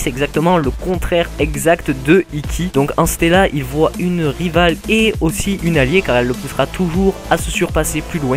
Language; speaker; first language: French; native; French